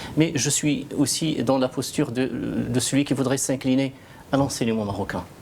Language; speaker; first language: French; non-native, local second language; Arabic